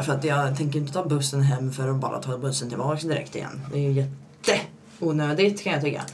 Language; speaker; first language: Swedish; native; Swedish